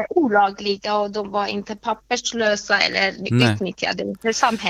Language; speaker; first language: Swedish; non-native, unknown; Persian